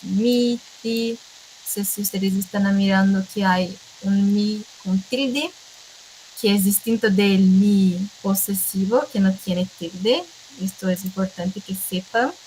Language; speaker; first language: Spanish; non-native, fluent; Portuguese